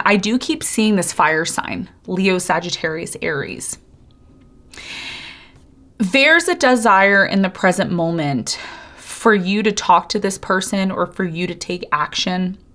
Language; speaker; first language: English; native; English